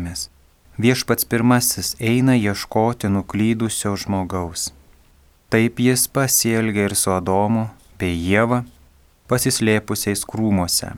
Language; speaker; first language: Lithuanian; native; Lithuanian